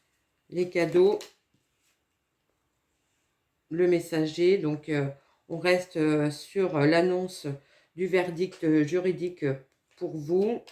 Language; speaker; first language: French; native; French